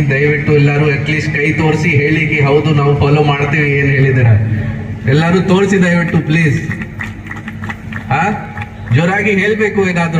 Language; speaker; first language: Kannada; non-native, fluent; Hindi